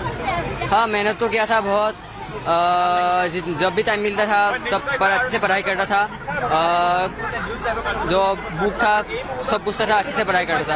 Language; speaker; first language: Hindi; non-native, local second language; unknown